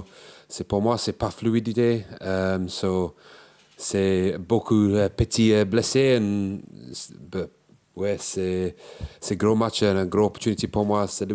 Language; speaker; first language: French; non-native, learner; English